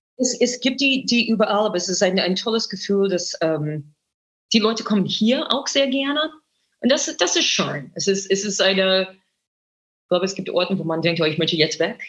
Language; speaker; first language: German; non-native, fluent; English